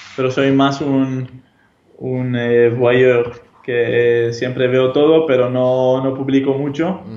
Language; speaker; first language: Spanish; non-native, fluent; Hebrew